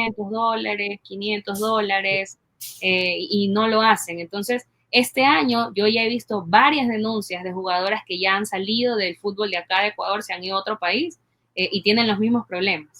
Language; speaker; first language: Spanish; native; Spanish